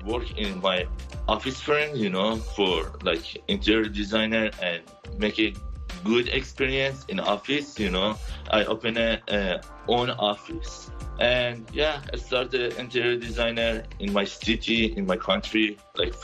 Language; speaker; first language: English; non-native, fluent; Persian